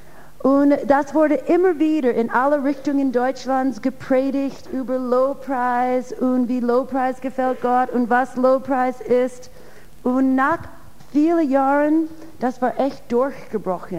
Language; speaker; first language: German; non-native, fluent; English